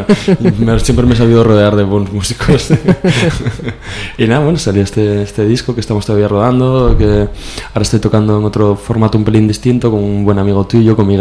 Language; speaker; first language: Spanish; native; Spanish